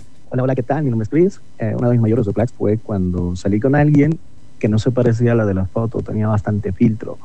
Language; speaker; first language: Spanish; native; Spanish